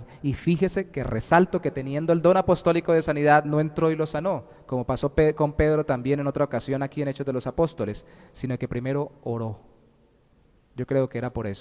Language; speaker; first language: Spanish; native; Spanish